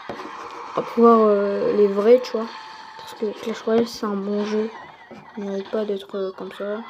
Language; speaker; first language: French; native; French